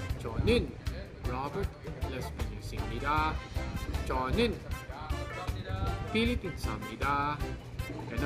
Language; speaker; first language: Korean; non-native, learner; Filipino